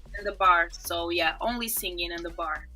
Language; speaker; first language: English; non-native, fluent; Portuguese